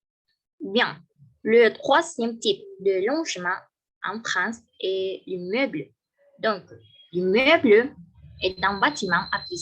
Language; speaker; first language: French; non-native, learner; Spanish